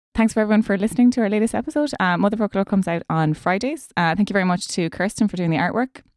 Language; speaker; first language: English; native; English